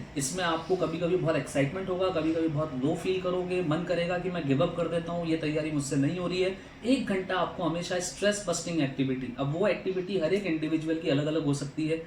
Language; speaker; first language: Hindi; native; Hindi